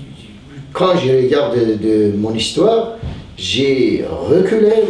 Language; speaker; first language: French; non-native, fluent; Turkish